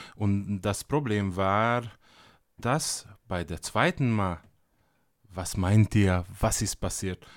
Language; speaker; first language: German; non-native, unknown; Hungarian